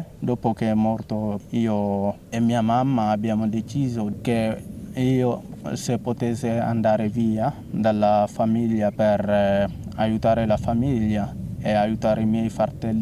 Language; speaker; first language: Italian; non-native, fluent; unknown